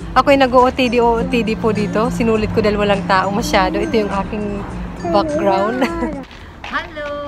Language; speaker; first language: Filipino; native; Filipino